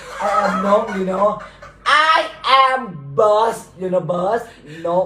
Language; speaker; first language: English; non-native, learner; Thai